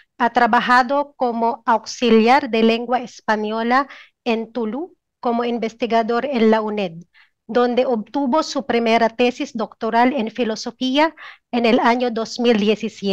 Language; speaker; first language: Spanish; non-native, fluent; Filipino